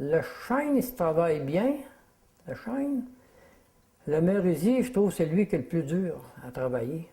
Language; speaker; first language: French; native; French